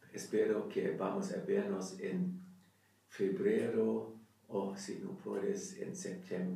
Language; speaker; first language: Spanish; non-native, learner; German